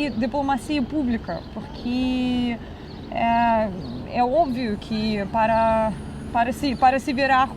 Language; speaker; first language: Portuguese; non-native, fluent; Russian